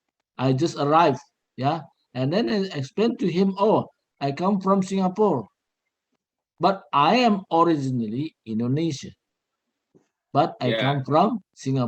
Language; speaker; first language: English; non-native, learner; Indonesian